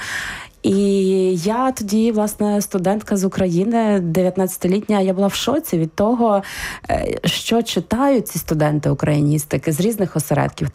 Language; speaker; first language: Ukrainian; native; Ukrainian